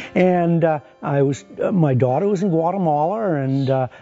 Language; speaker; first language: English; native; English